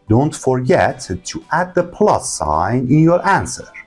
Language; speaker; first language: English; non-native, fluent; Persian